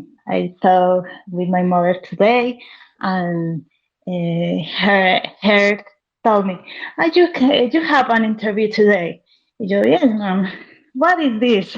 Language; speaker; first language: English; non-native, learner; Spanish